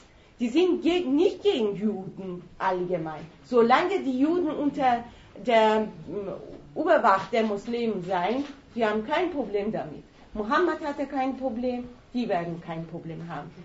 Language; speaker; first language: German; non-native, fluent; Persian